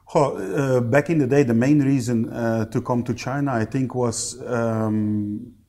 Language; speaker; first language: English; non-native, fluent; Dutch